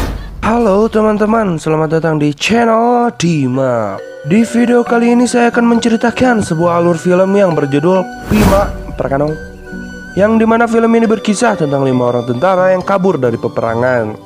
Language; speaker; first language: Indonesian; native; Indonesian